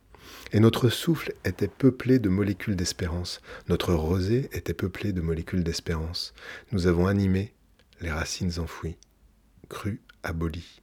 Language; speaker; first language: French; native; French